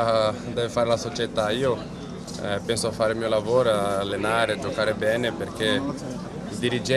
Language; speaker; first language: Italian; non-native, fluent; Portuguese